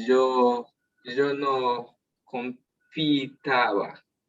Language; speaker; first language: Spanish; non-native, learner; English